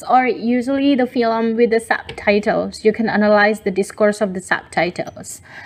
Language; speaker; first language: English; non-native, fluent; Indonesian